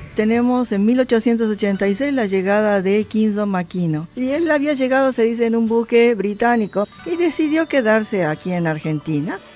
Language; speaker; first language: Spanish; native; Spanish